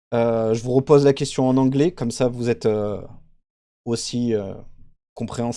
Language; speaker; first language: French; native; French